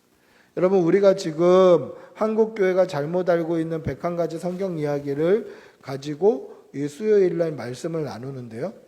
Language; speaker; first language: Korean; native; Korean